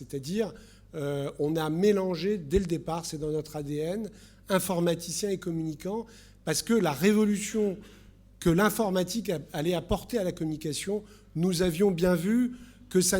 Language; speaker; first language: French; native; French